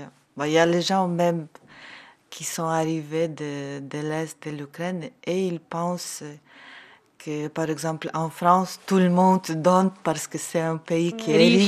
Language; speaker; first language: French; non-native, learner; Ukrainian